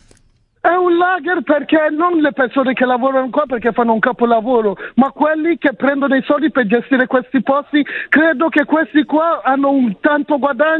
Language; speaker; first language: Italian; early bilingual, other home language; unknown